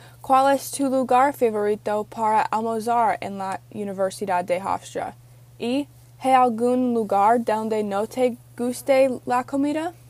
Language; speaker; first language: Spanish; non-native, learner; English